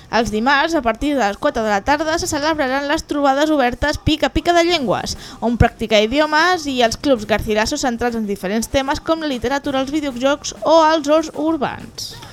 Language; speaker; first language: Catalan; native; Catalan